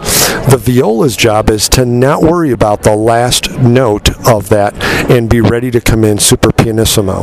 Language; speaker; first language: English; native; English